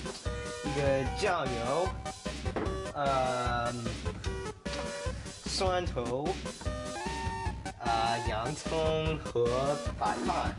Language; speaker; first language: Chinese; non-native, learner; English